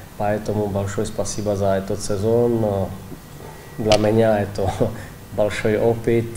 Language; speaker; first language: Russian; non-native, learner; Czech